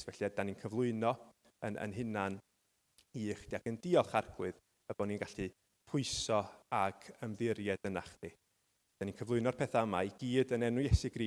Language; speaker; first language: Welsh; native; Welsh